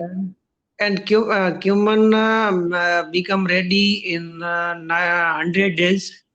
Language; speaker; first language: English; non-native, learner; Rajasthani